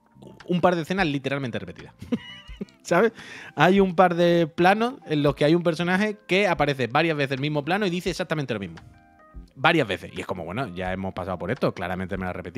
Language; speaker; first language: Spanish; native; Spanish